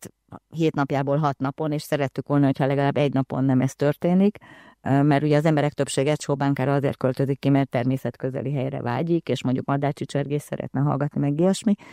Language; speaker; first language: Hungarian; native; Hungarian